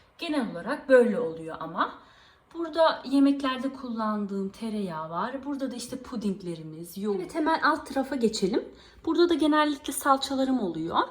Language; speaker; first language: Turkish; early bilingual, heritage; Turkish